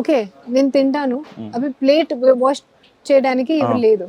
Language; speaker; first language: Telugu; non-native, learner; Hindi